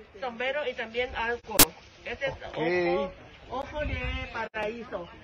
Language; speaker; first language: Spanish; non-native, learner; Thai